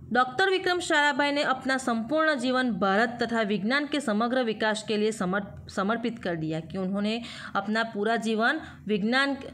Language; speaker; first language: Hindi; non-native, local second language; Gujarati